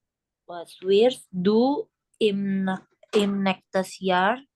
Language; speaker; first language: German; non-native, learner; Indonesian